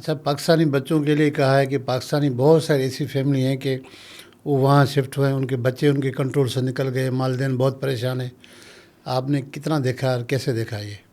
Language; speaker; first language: Urdu; non-native, local second language; Sindhi